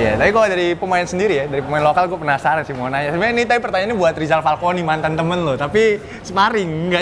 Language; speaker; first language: Indonesian; native; Indonesian